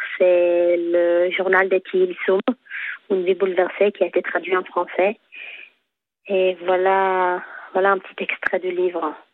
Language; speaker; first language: French; non-native, fluent; Hebrew